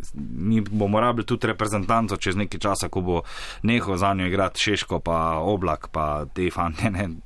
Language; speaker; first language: Slovenian; native; Slovenian